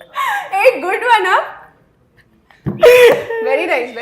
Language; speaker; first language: Telugu; non-native, fluent; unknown